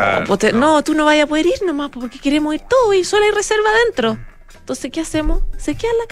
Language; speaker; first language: Spanish; native; Spanish